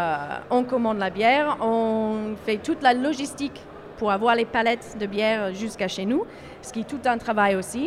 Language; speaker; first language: French; non-native, fluent; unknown